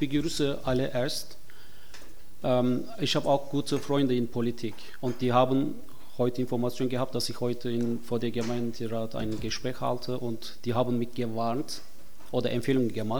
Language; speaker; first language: German; non-native, fluent; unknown